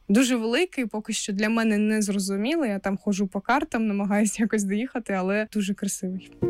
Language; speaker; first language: Ukrainian; non-native, local second language; Russian